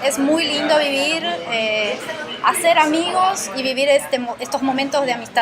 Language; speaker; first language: Spanish; non-native, fluent; Portuguese